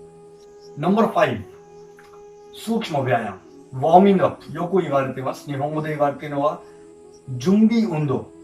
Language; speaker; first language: Japanese; non-native, fluent; Hindi